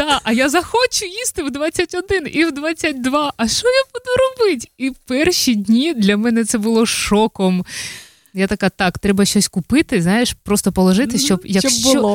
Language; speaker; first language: Ukrainian; native; Ukrainian